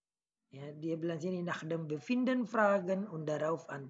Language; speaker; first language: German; non-native, learner; Indonesian